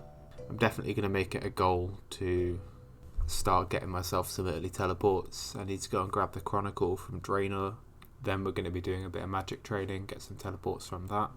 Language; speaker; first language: English; native; English